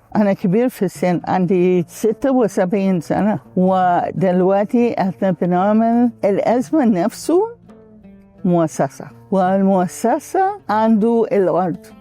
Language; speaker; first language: Egyptian Arabic; non-native, learner; English